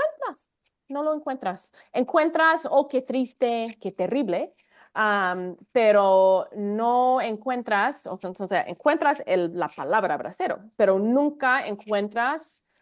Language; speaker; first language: Spanish; non-native, fluent; English